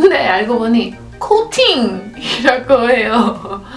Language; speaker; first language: Korean; non-native, fluent; English